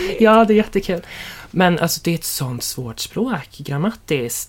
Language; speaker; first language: Swedish; native; Swedish